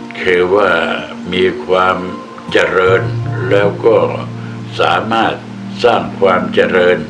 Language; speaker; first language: Thai; native; Thai